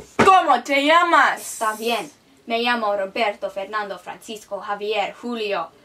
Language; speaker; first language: Spanish; non-native, learner; English